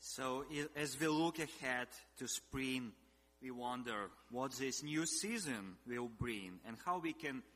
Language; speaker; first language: English; non-native, fluent; Russian